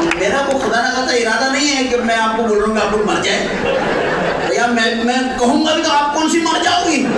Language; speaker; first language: Urdu; native; Urdu